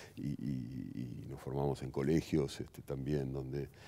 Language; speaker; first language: Spanish; native; Spanish